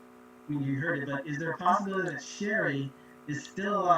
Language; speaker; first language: English; native; English